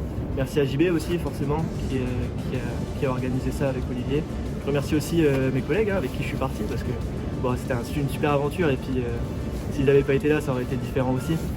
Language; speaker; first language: French; native; French